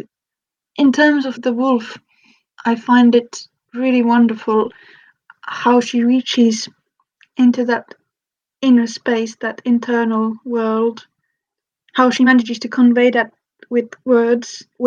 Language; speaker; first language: English; non-native, fluent; Finnish